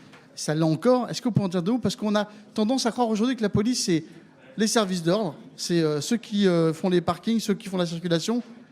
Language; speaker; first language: French; native; French